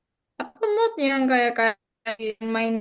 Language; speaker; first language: Indonesian; non-native, learner; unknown